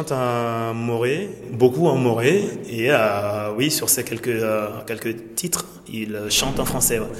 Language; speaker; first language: French; non-native, local second language; Mossi